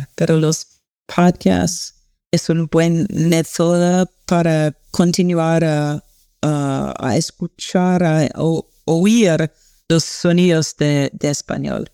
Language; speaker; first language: Spanish; non-native, learner; English